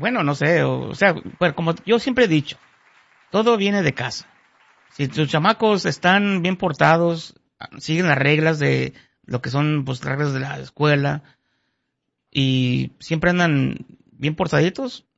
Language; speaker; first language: Spanish; native; Spanish